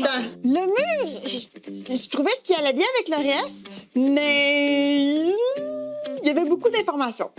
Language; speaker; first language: French; native; French